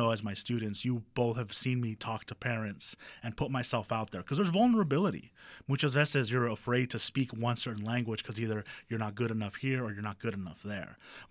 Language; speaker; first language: English; early bilingual, other home language; Spanish